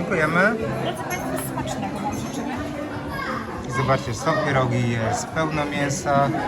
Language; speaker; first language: Polish; native; Polish